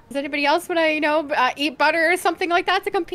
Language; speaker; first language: English; native; English